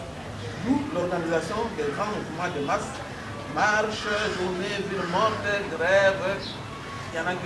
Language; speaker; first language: French; non-native, local second language; Lingala